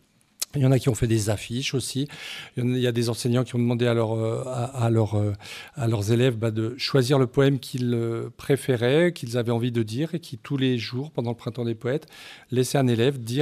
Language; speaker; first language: French; native; French